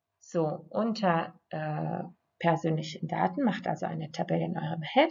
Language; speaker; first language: German; non-native, fluent; Croatian